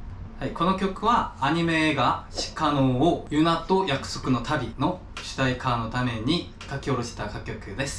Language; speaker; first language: Japanese; non-native, fluent; Korean